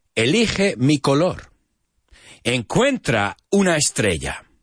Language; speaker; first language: Spanish; non-native, fluent; English